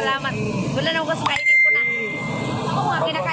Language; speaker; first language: Filipino; non-native, local second language; Cebuano